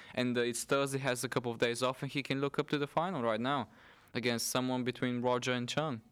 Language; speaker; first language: English; non-native, fluent; Bulgarian